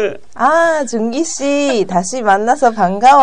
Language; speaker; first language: Korean; non-native, fluent; Japanese